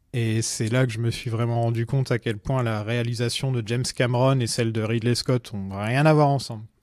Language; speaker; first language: French; native; French